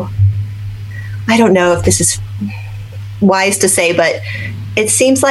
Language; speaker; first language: English; native; English